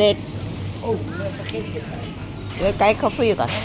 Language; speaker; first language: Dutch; non-native, learner; Thai